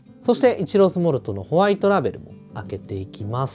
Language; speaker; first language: Japanese; native; Japanese